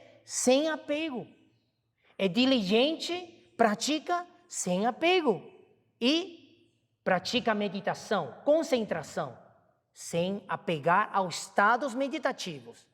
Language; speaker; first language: Portuguese; non-native, fluent; Chinese